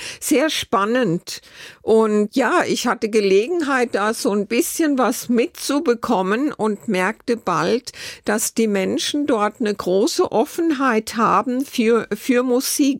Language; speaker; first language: German; native; German